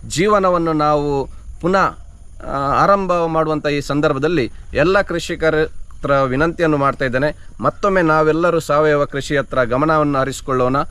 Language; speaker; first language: Kannada; native; Kannada